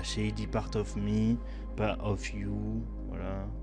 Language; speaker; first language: French; native; French